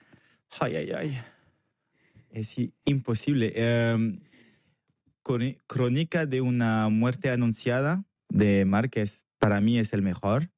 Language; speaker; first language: Spanish; non-native, learner; French